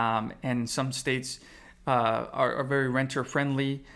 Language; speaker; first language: English; native; English